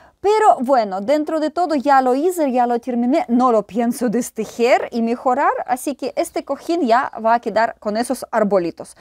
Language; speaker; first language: Spanish; non-native, fluent; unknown